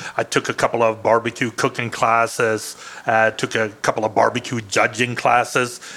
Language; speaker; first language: English; non-native, fluent; Swedish